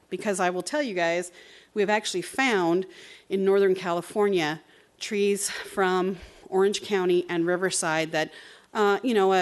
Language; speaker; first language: English; native; English